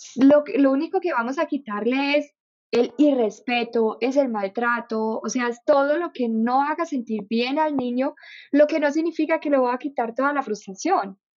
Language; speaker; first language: Spanish; non-native, fluent; German